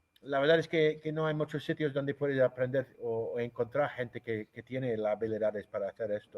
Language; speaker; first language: Spanish; non-native, fluent; English